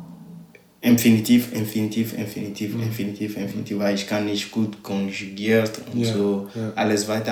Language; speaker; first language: German; non-native, learner; Ewe